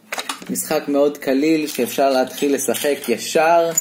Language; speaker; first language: Hebrew; native; Hebrew